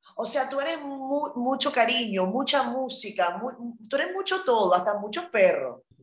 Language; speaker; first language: Spanish; native; Spanish